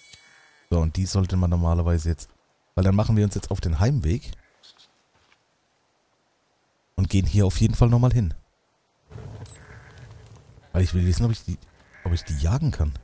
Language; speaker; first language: German; native; German